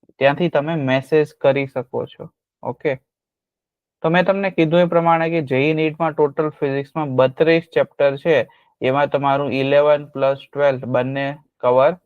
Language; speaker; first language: Gujarati; native; Gujarati